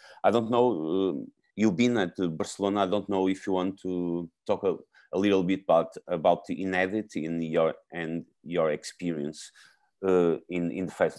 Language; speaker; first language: English; non-native, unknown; Portuguese